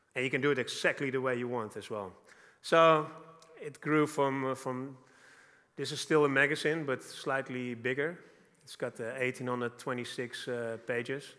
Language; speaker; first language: English; non-native, fluent; Dutch